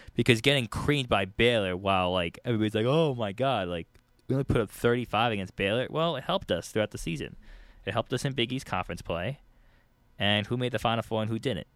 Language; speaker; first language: English; native; English